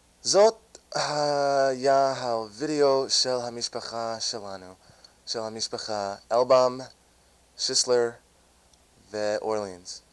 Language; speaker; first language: Hebrew; non-native, learner; English